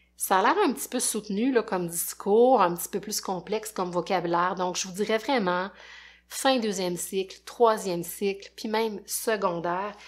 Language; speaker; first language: French; native; French